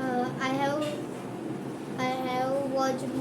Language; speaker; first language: English; non-native, learner; Marathi